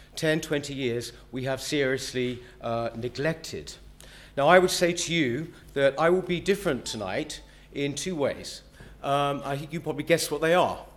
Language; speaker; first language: English; native; English